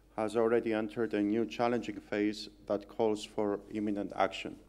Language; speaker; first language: English; non-native, fluent; Greek